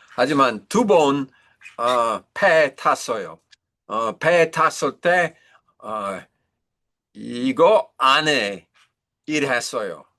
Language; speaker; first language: Korean; non-native, learner; English